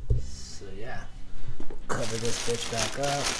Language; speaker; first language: English; native; English